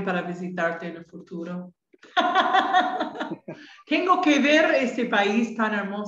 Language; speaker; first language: Spanish; non-native, fluent; English